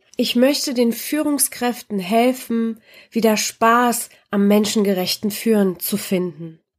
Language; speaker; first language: German; early bilingual, other home language; Polish